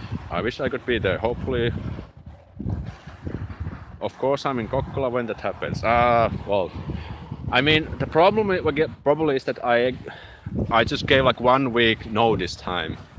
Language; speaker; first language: English; non-native, fluent; Finnish